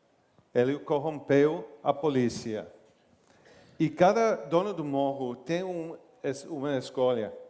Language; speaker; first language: Portuguese; non-native, learner; English